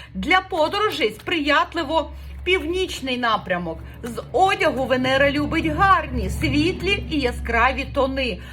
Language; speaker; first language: Ukrainian; non-native, local second language; Russian